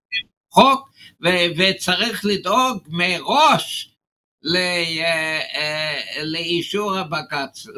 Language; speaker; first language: Hebrew; non-native, fluent; English